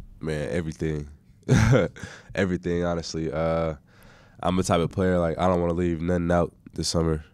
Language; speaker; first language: English; native; English